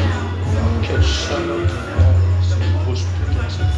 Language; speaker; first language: French; native; French